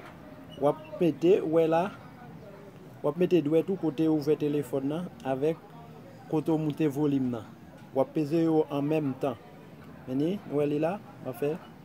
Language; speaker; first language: French; non-native, learner; Haitian Creole